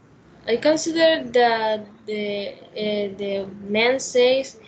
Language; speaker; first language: English; non-native, learner; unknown